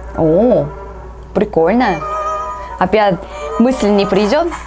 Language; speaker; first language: Russian; non-native, learner; Korean